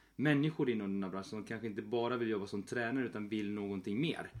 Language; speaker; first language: Swedish; early bilingual, other home language; Spanish